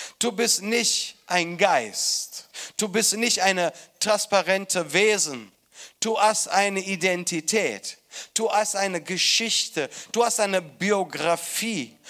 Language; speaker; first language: German; non-native, fluent; Italian